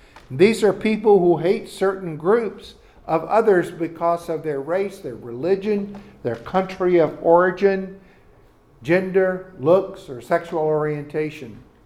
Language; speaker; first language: English; native; English